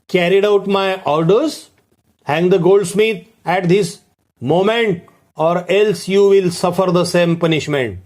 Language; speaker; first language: English; non-native, local second language; Marathi